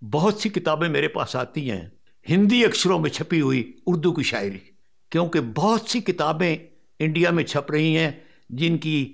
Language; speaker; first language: Urdu; non-native, local second language; Punjabi